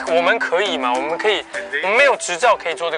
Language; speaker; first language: Chinese; native; Chinese